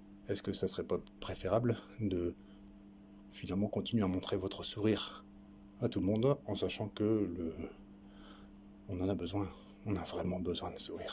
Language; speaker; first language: French; native; French